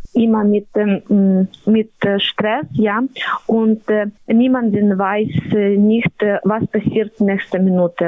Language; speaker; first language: German; non-native, learner; Ukrainian